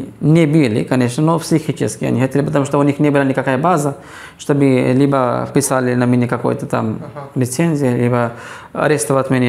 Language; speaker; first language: Russian; non-native, fluent; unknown